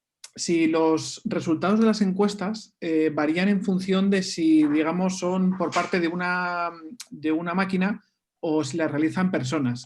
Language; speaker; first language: Spanish; native; Spanish